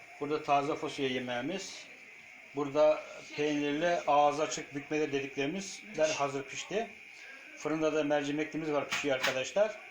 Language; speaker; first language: Turkish; native; Turkish